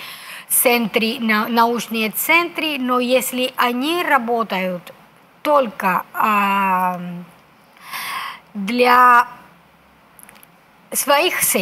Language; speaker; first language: Russian; non-native, fluent; Spanish